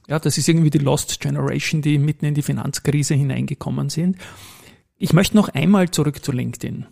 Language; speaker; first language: German; native; German